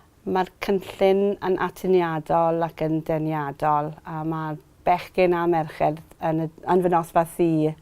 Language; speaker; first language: Welsh; native; Welsh